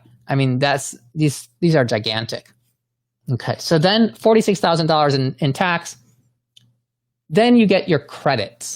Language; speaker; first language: English; native; English